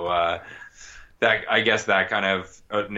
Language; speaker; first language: English; native; English